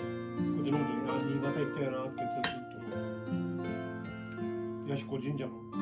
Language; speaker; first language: Japanese; native; Japanese